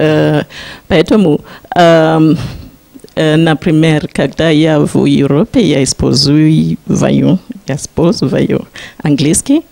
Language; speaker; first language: Russian; non-native, learner; Shona